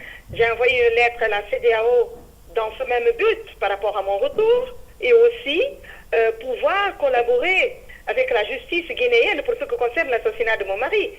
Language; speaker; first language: French; non-native, fluent; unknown